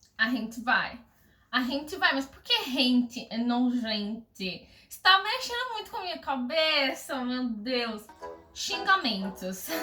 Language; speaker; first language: Portuguese; non-native, fluent; English